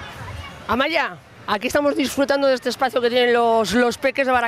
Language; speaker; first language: Spanish; native; Spanish